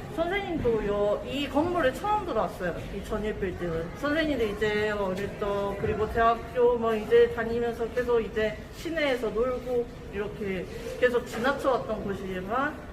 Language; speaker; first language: Korean; native; Korean